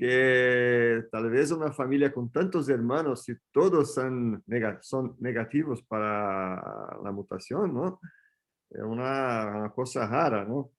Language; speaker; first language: Spanish; non-native, fluent; Portuguese